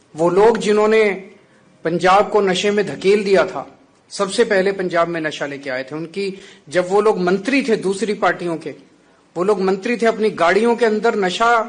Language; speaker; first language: Hindi; non-native, local second language; Punjabi